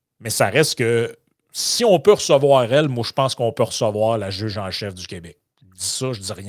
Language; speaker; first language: French; native; French